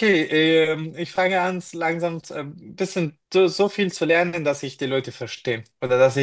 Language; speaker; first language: German; non-native, fluent; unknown